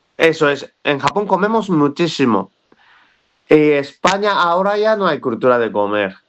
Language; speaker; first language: Spanish; non-native, fluent; Japanese